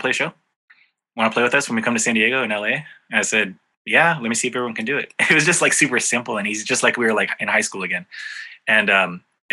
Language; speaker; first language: English; native; English